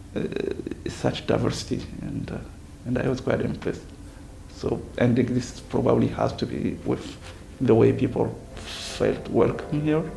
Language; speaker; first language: English; non-native, fluent; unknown